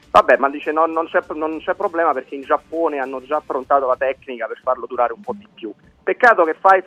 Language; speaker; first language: Italian; native; Italian